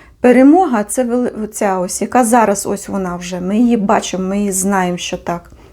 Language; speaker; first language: Ukrainian; native; Ukrainian